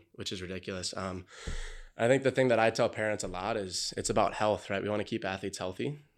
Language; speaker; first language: English; native; English